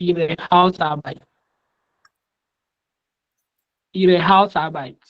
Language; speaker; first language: German; non-native, learner; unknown